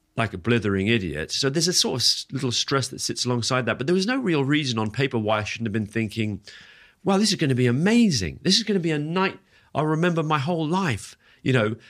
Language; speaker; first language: English; native; English